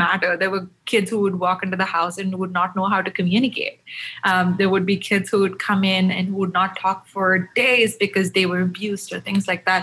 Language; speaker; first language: English; non-native, local second language; Tamil